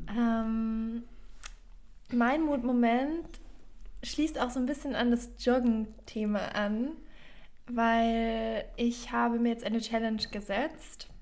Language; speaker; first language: German; native; German